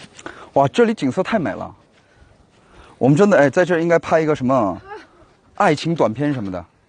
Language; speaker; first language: Chinese; non-native, fluent; Korean